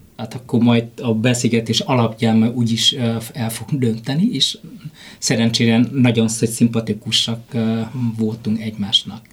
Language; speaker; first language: Hungarian; non-native, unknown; Vietnamese